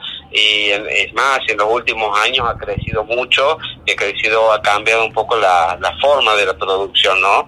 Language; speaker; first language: Spanish; native; Spanish